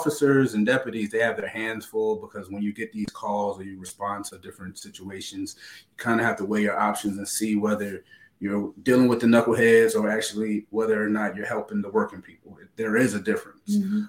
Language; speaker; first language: English; native; English